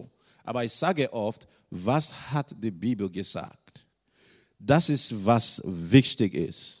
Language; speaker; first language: German; non-native, learner; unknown